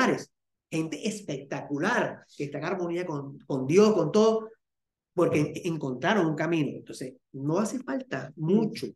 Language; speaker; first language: Spanish; native; Spanish